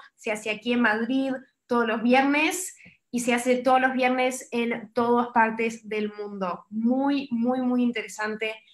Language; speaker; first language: Spanish; early bilingual, heritage; Spanish